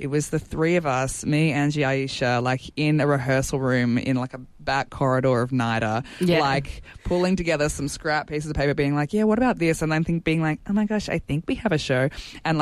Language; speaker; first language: English; native; English